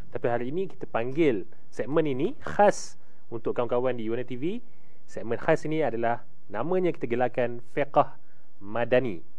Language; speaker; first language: Malay; native; Malay